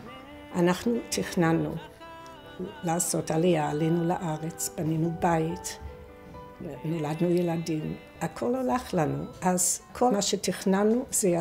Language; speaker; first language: Hebrew; non-native, fluent; English